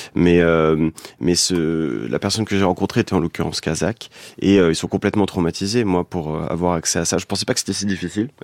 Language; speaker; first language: French; native; French